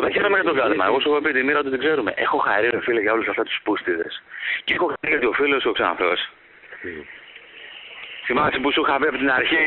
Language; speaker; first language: Greek; native; Greek